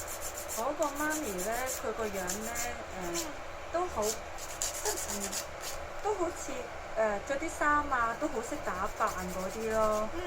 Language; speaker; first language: Cantonese; native; Cantonese